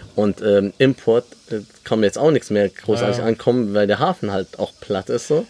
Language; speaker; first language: German; native; German